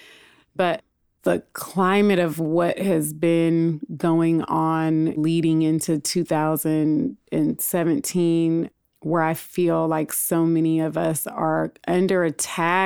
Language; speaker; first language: English; native; English